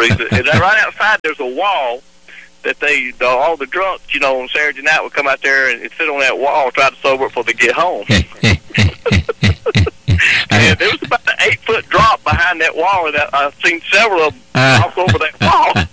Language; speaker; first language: English; native; English